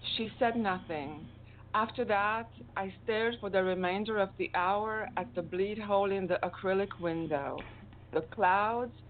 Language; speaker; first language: English; non-native, fluent; Romanian